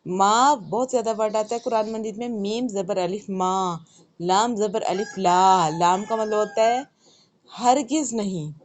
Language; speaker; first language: Urdu; native; Urdu